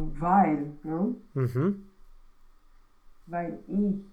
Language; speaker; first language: German; non-native, learner; Romanian